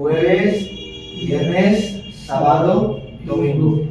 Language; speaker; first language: Spanish; non-native, learner; Hindi